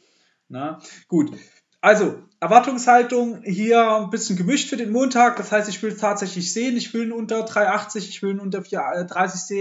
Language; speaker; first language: German; native; German